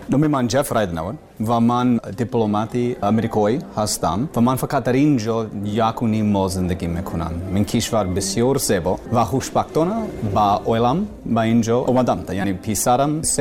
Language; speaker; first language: Persian; non-native, learner; English